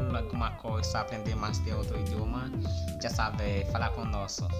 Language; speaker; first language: Portuguese; non-native, learner; Haitian Creole